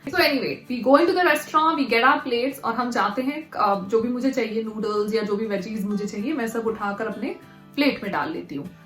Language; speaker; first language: Hindi; native; Hindi